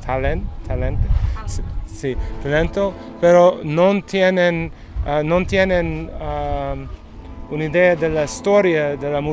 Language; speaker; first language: Spanish; non-native, learner; English